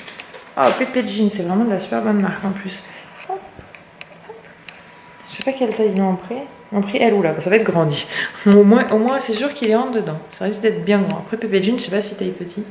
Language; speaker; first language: French; native; French